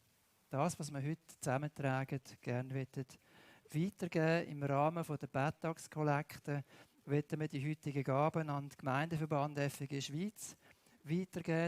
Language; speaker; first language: German; native; German